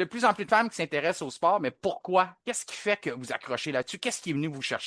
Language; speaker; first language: French; native; French